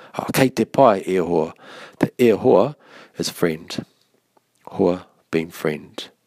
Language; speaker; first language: English; native; English